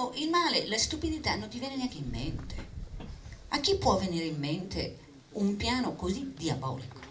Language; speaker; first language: Italian; non-native, fluent; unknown